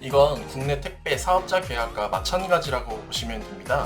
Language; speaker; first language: Korean; native; Korean